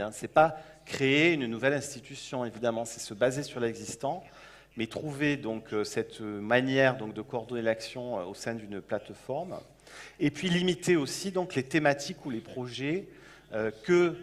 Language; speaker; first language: French; native; French